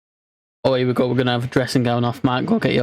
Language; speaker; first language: English; native; English